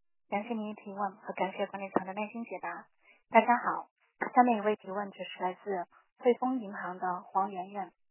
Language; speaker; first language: Chinese; native; Chinese